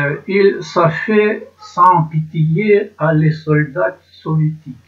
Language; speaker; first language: French; non-native, learner; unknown